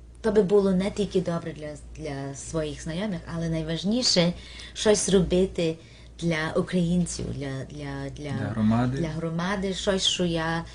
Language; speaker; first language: Ukrainian; early bilingual, heritage; Ukrainian